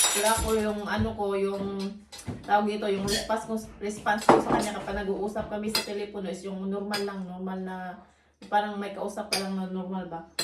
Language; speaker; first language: Filipino; native; Filipino